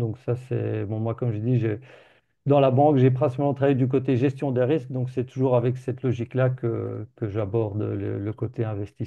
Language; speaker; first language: French; native; French